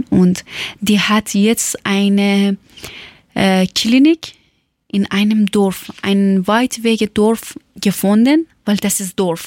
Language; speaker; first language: German; non-native, learner; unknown